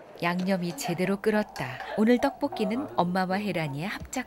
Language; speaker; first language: Korean; native; Korean